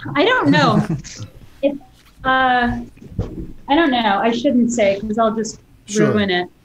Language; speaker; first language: English; native; English